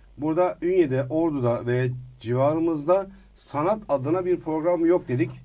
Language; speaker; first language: Turkish; native; Turkish